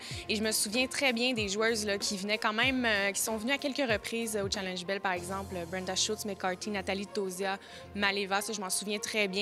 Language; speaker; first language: French; native; French